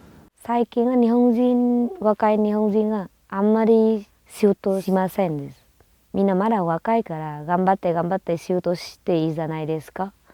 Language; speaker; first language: Japanese; non-native, learner; Vietnamese